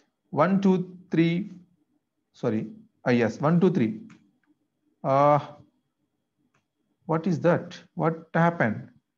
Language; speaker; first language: English; non-native, local second language; Telugu